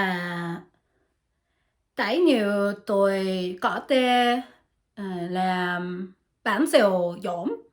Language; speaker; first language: Vietnamese; non-native, learner; French